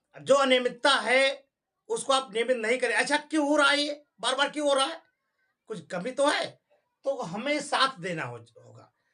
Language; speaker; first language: Hindi; native; Hindi